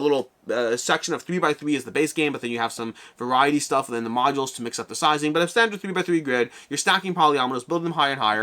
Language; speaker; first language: English; native; English